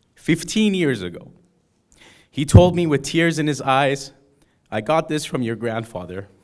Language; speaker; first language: English; early bilingual, other home language; Persian